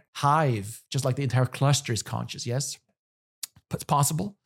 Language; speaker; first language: English; non-native, fluent; German